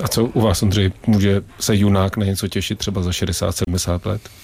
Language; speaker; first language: Czech; native; Czech